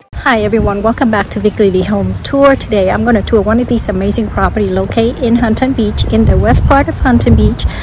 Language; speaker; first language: English; non-native, fluent; Vietnamese